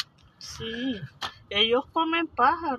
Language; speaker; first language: Spanish; native; Spanish